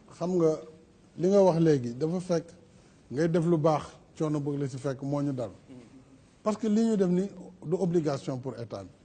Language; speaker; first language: Wolof; non-native, local second language; Fula